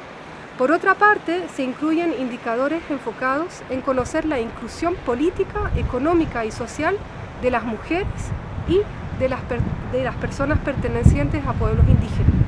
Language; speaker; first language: Spanish; native; Spanish